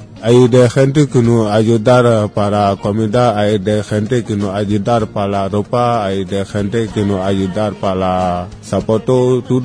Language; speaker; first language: Spanish; non-native, learner; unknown